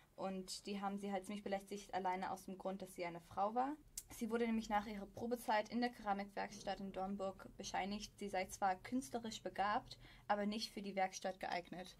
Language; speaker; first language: German; native; German